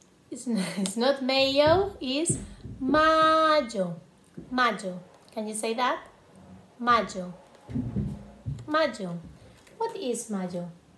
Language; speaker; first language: English; non-native, fluent; Spanish